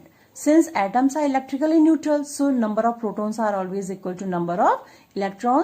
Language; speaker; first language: English; non-native, local second language; Hindi